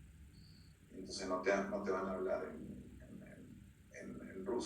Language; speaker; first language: Spanish; early bilingual, heritage; Spanish